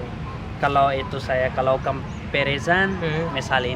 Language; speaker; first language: Indonesian; non-native, learner; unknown